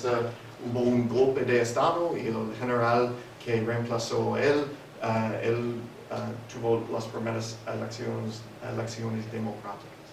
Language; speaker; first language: Spanish; non-native, fluent; English